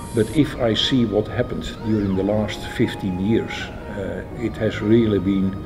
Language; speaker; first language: English; non-native, fluent; Dutch